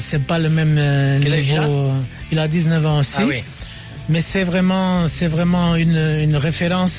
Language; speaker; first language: French; non-native, fluent; Portuguese